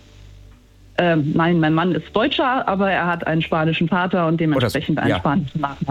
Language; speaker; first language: German; native; German